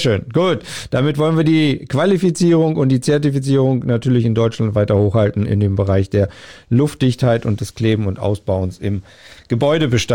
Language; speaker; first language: German; native; German